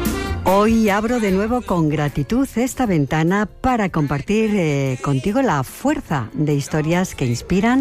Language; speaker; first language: Spanish; native; Spanish